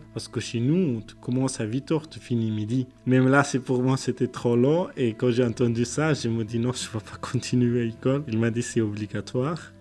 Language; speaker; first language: French; non-native, learner; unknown